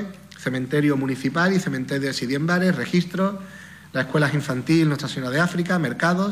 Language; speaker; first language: Spanish; native; Spanish